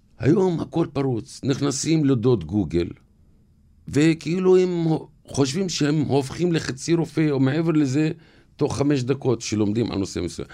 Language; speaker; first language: Hebrew; non-native, local second language; Arabic